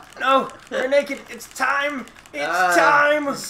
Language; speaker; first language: English; native; English